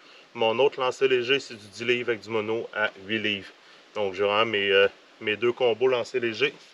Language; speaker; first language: French; native; French